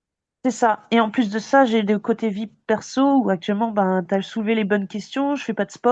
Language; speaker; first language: French; native; French